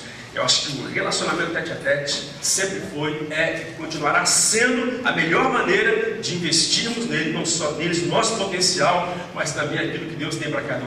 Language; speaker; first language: Portuguese; native; Portuguese